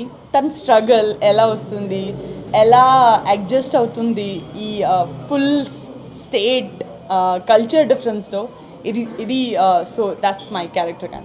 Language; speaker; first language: Telugu; non-native, learner; Gujarati